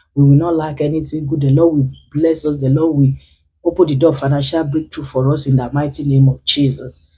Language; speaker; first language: English; non-native, local second language; Yoruba